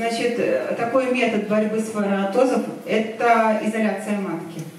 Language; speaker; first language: Russian; native; Russian